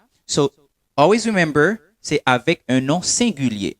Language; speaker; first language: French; non-native, local second language; Haitian Creole